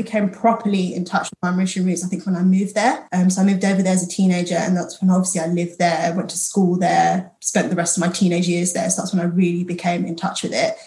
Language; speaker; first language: English; native; English